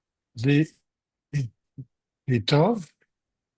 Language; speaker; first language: Hebrew; non-native, learner; French